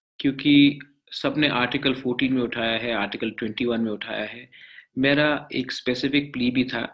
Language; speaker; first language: Hindi; non-native, local second language; Bangla